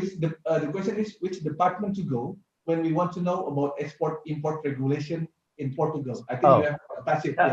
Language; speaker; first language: English; non-native, fluent; Indonesian